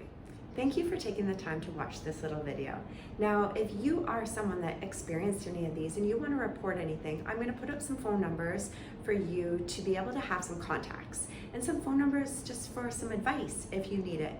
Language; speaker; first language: English; native; English